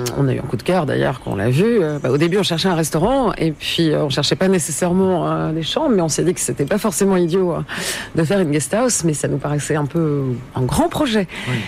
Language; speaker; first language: French; native; French